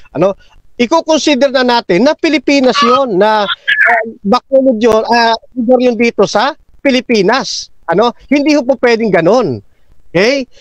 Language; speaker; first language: Filipino; native; Filipino